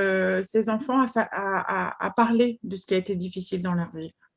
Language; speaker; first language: French; native; French